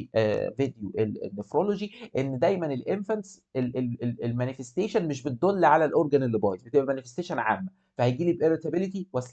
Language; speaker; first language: Arabic; native; Arabic